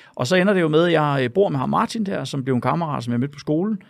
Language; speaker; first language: Danish; native; Danish